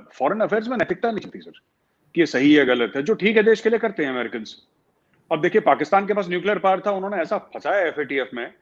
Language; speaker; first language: Hindi; native; Hindi